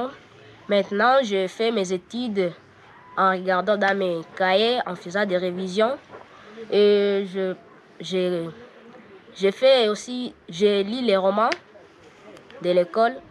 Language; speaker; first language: French; non-native, local second language; Swahili